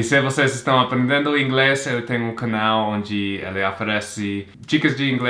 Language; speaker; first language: Portuguese; non-native, fluent; English